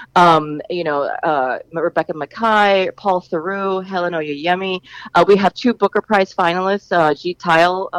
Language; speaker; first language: English; native; English